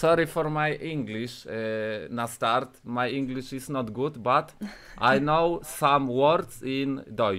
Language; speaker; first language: English; non-native, learner; Polish